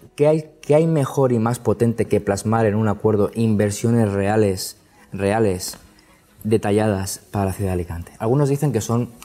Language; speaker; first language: Spanish; native; Spanish